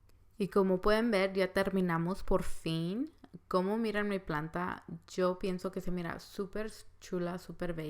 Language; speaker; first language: Spanish; early bilingual, other home language; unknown